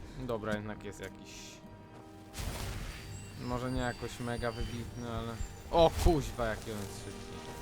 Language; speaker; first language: Polish; native; Polish